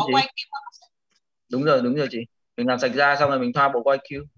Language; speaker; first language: Vietnamese; native; Vietnamese